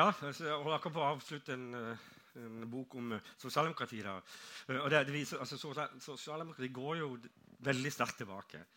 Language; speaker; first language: Norwegian; native; Norwegian